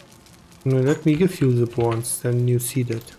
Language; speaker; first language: English; non-native, learner; German